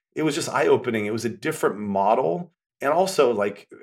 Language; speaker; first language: English; native; English